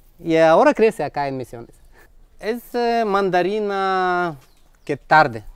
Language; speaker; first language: Spanish; non-native, learner; Russian